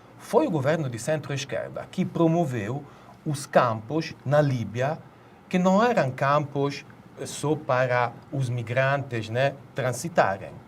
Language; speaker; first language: Portuguese; non-native, fluent; Italian